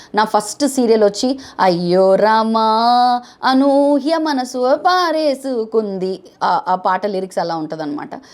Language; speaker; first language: Telugu; non-native, fluent; Bangla